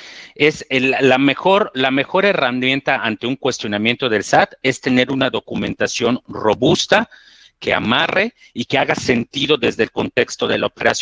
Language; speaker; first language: Spanish; native; Spanish